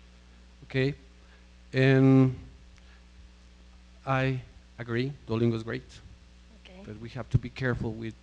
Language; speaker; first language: English; non-native, fluent; Spanish